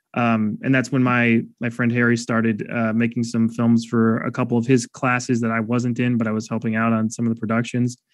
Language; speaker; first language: English; native; English